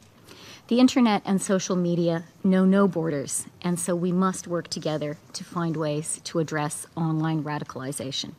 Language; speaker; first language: English; native; English